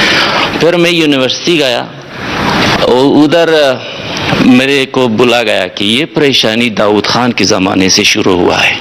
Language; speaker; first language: Hindi; non-native, fluent; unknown